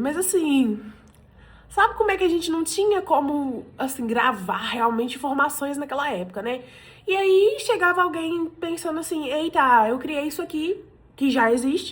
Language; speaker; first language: Portuguese; native; Portuguese